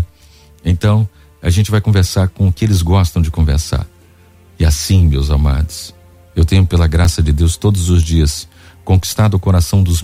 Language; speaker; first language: Portuguese; native; Portuguese